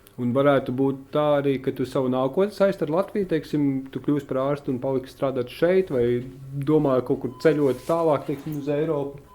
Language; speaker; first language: Latvian; native; Latvian